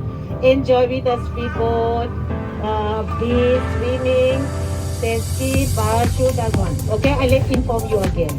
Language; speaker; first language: English; non-native, learner; Thai